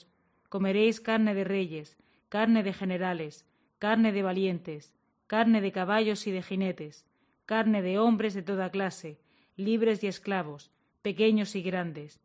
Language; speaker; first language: Spanish; native; Spanish